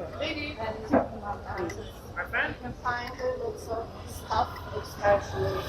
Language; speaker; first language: English; non-native, learner; Turkish